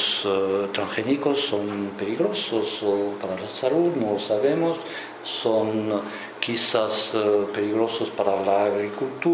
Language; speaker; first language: Spanish; non-native, fluent; French